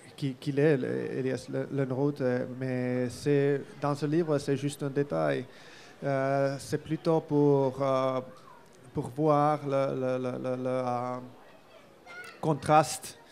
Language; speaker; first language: French; non-native, learner; Finnish